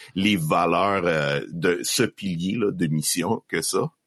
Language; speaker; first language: French; native; French